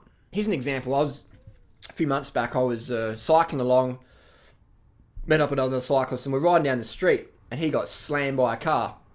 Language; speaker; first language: English; native; English